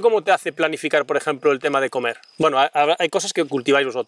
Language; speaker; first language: Spanish; native; Spanish